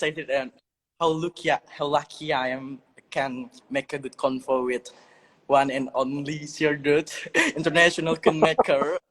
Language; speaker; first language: English; non-native, learner; Indonesian